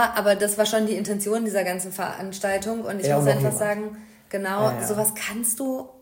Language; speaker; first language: German; native; German